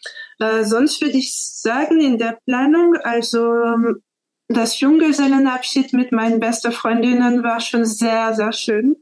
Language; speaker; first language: German; non-native, fluent; French